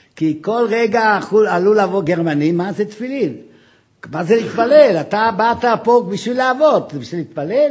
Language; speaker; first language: Hebrew; non-native, fluent; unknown